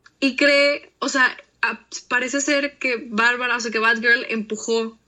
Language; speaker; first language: Spanish; native; Spanish